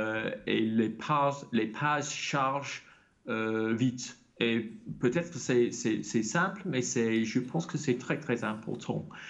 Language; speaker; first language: French; non-native, fluent; English